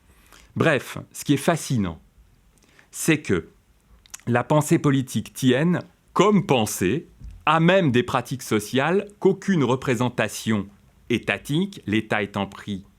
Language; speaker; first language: French; native; French